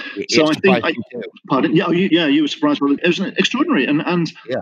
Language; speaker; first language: English; native; English